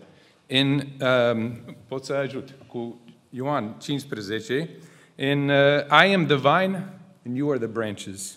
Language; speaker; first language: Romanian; non-native, learner; English